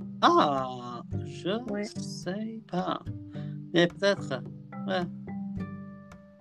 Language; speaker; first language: French; non-native, learner; English